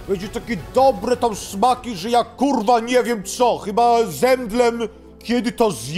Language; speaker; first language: Polish; early bilingual, heritage; Polish